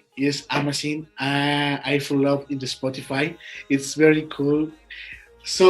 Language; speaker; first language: English; non-native, learner; Spanish